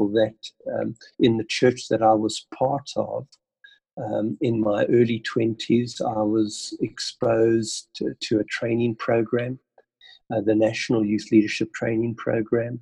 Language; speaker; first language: English; native; English